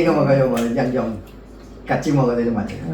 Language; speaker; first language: Korean; non-native, fluent; Thai